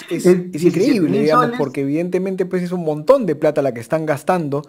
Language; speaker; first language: Spanish; native; Spanish